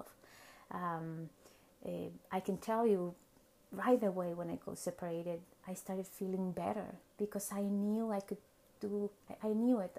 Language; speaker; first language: English; non-native, fluent; Spanish